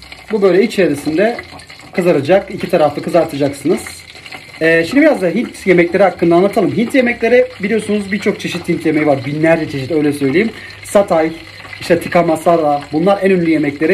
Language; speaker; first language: Turkish; native; Turkish